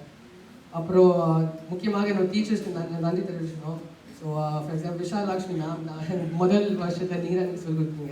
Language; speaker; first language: Tamil; early bilingual, heritage; Tamil